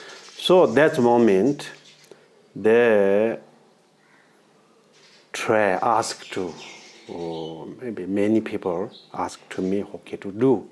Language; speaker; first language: English; non-native, learner; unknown